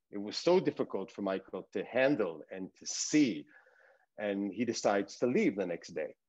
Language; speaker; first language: English; early bilingual, other home language; Hebrew